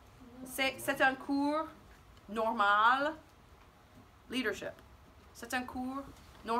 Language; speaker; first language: French; non-native, fluent; English